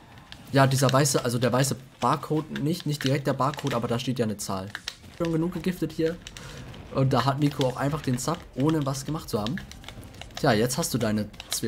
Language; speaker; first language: German; native; German